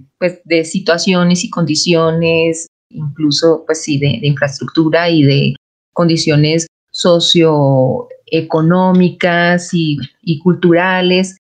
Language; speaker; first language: Spanish; native; Spanish